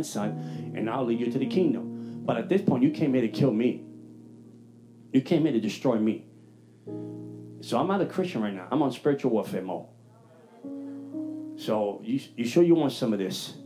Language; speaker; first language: English; native; English